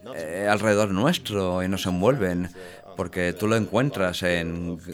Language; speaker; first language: Spanish; non-native, fluent; Dutch